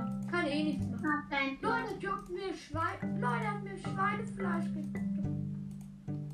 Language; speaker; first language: German; native; German